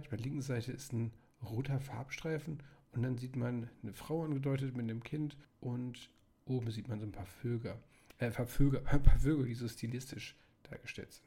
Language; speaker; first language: German; native; German